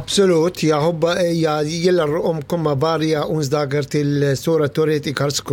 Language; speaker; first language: Swedish; non-native, learner; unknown